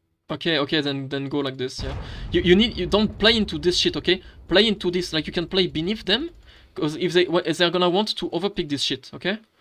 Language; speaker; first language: English; non-native, fluent; French